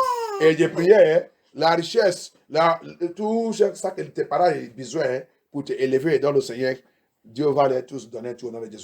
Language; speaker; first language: French; non-native, learner; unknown